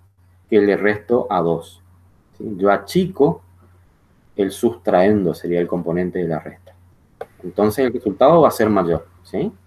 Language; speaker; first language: Spanish; native; Spanish